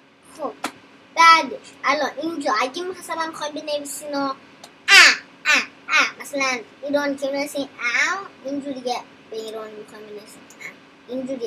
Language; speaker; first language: Persian; early bilingual, heritage; Persian